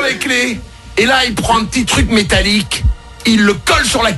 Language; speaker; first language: French; native; French